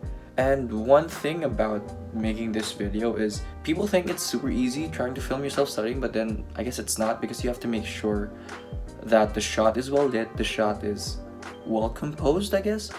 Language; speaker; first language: English; non-native, local second language; Filipino